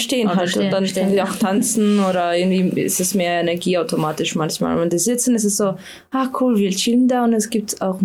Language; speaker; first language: German; non-native, fluent; Croatian